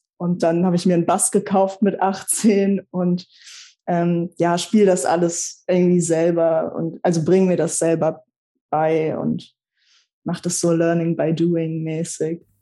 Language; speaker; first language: German; early bilingual, other home language; Russian